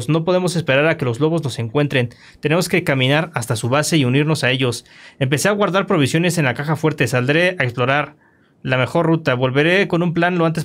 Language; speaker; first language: Spanish; native; Spanish